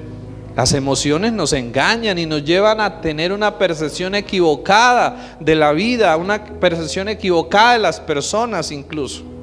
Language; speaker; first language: Spanish; native; Spanish